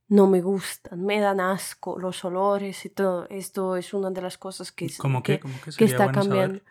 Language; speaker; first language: Spanish; non-native, fluent; Russian